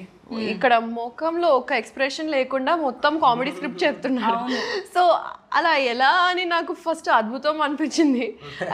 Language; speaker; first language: Telugu; non-native, local second language; Urdu